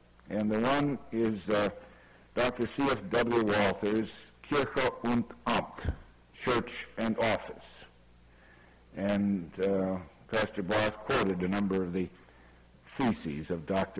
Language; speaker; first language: English; native; English